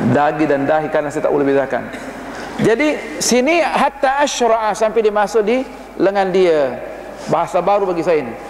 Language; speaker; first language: Malay; non-native, fluent; Arabic